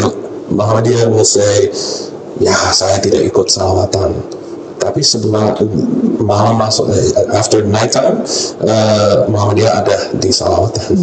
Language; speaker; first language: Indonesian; non-native, learner; English